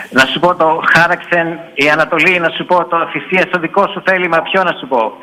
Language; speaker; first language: Greek; native; Greek